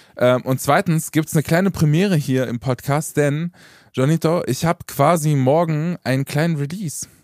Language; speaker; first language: German; early bilingual, other home language; Romanian